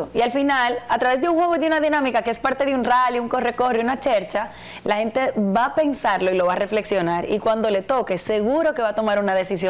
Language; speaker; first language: Spanish; native; Spanish